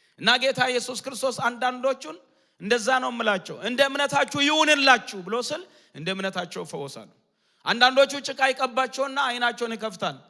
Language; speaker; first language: Amharic; non-native, local second language; Oromo